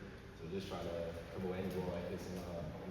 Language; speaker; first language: English; native; English